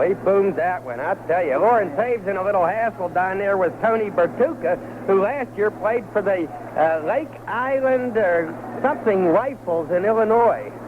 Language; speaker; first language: English; native; English